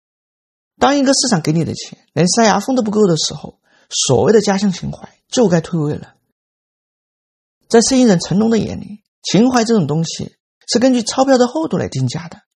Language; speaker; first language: Chinese; native; Chinese